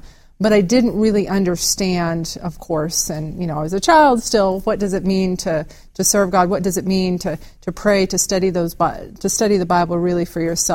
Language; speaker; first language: English; native; English